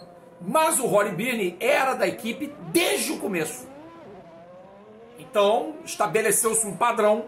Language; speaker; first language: Portuguese; native; Portuguese